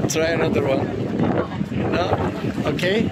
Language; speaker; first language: English; non-native, fluent; Romanian